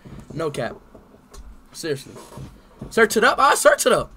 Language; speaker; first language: English; native; English